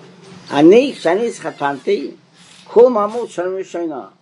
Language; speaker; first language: Hebrew; non-native, fluent; English